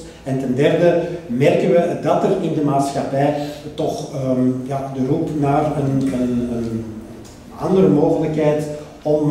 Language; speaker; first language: Dutch; native; Dutch